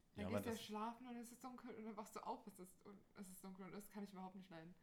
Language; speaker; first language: German; non-native, fluent; Portuguese